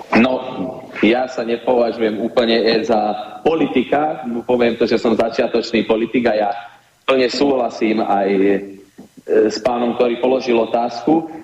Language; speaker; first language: Slovak; native; Slovak